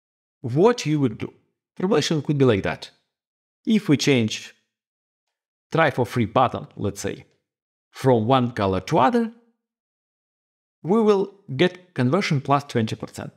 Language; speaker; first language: English; non-native, fluent; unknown